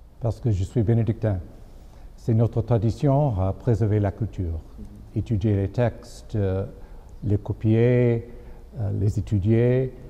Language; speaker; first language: French; non-native, fluent; English